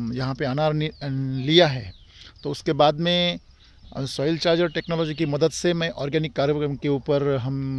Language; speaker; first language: Hindi; non-native, local second language; Marathi